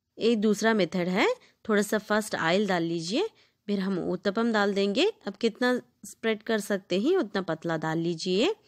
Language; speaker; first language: Hindi; non-native, local second language; Telugu